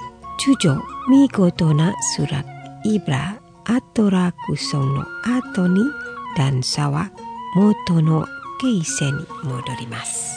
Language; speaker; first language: Japanese; non-native, fluent; Indonesian